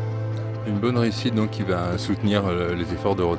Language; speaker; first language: French; native; French